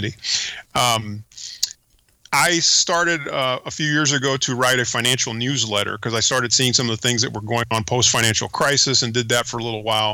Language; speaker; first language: English; early bilingual, other home language; Spanish